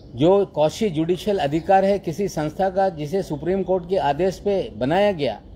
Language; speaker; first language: Hindi; native; Hindi